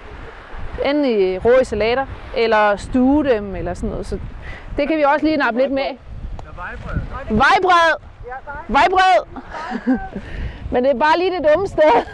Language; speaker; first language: Danish; native; Danish